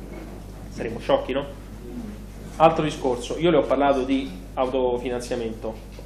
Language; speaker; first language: Italian; native; Italian